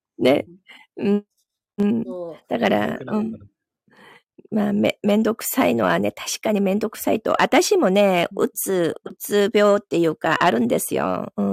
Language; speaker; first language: Japanese; non-native, fluent; Korean